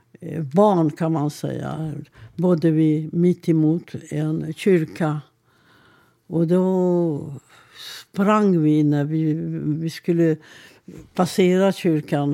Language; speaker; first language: Swedish; non-native, fluent; Hungarian